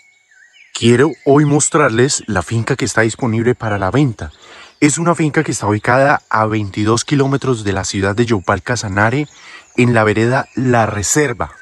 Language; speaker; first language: Spanish; native; Spanish